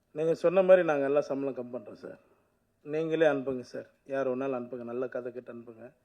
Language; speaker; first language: Tamil; native; Tamil